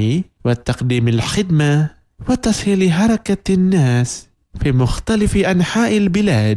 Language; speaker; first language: Arabic; non-native, fluent; Indonesian